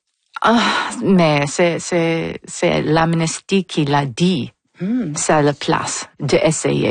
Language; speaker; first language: French; non-native, local second language; English